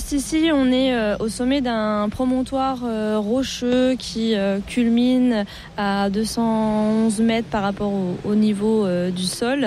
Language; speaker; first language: French; native; French